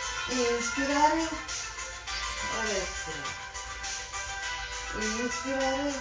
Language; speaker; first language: Italian; non-native, learner; Russian